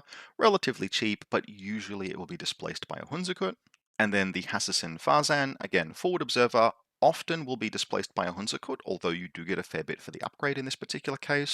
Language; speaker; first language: English; native; English